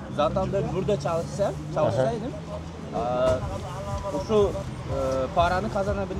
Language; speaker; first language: Turkish; non-native, fluent; Uzbek